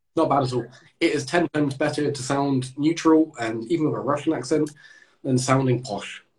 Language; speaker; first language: English; native; English